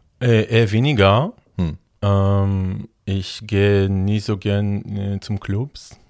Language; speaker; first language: German; non-native, fluent; Hebrew